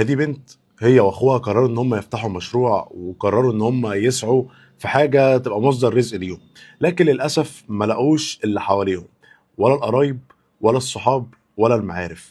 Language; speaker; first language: Arabic; native; Arabic